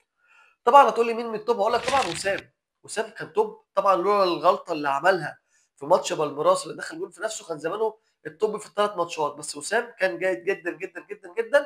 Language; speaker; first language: Arabic; native; Arabic